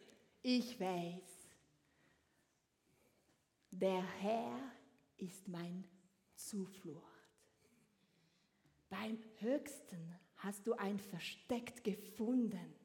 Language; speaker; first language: German; non-native, learner; French